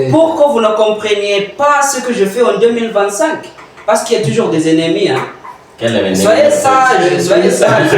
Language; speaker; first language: French; non-native, learner; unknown